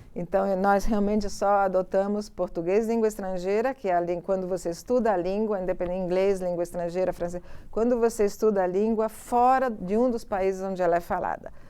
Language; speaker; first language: Portuguese; early bilingual, other home language; Italian